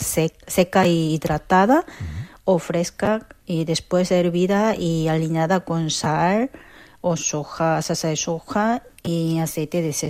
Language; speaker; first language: Spanish; non-native, fluent; Korean